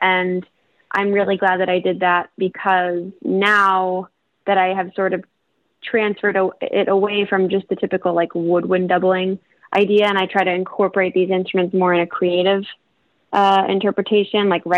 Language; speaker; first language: English; native; English